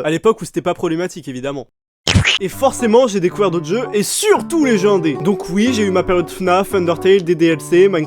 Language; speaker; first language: French; native; French